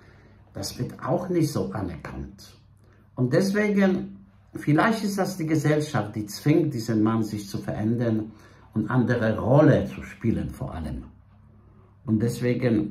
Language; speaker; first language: German; non-native, fluent; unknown